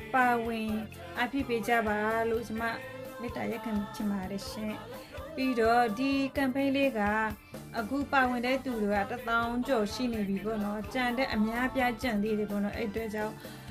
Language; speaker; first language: Burmese; non-native, local second language; S'gaw Karen